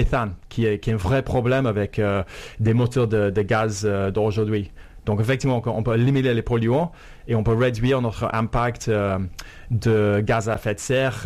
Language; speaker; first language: French; non-native, fluent; English